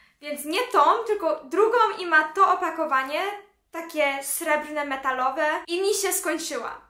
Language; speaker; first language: Polish; early bilingual, heritage; Polish